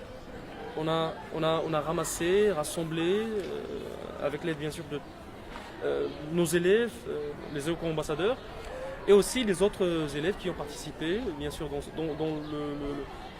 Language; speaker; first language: French; non-native, local second language; Arabic